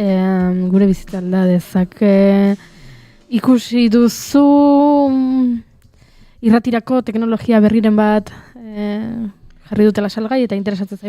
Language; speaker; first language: Basque; native; Basque